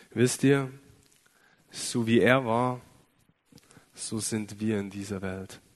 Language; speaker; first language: German; native; German